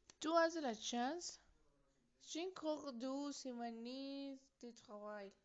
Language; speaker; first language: French; non-native, learner; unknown